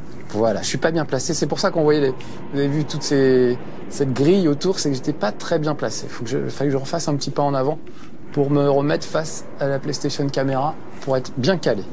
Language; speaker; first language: French; native; French